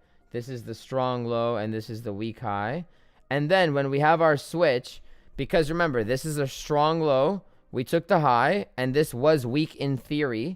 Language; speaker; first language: English; native; English